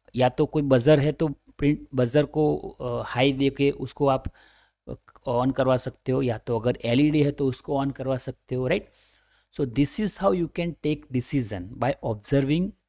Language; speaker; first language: Hindi; native; Hindi